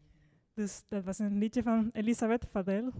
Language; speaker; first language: Dutch; non-native, fluent; Spanish